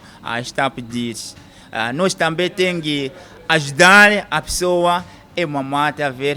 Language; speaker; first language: Portuguese; non-native, learner; Kinyarwanda